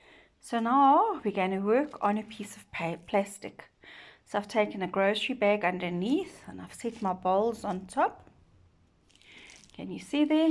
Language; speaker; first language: English; native; English